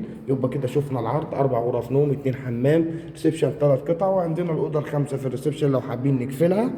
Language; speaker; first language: Arabic; native; Arabic